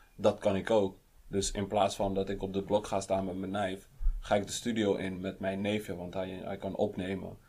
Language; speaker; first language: Dutch; native; Dutch